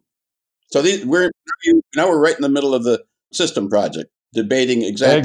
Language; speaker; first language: English; native; English